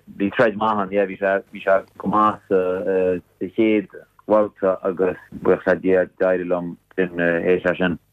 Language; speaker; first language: Irish; native; Irish